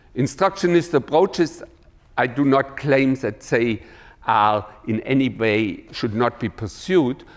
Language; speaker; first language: English; non-native, fluent; German